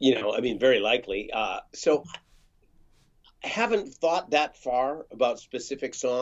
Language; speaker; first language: English; native; English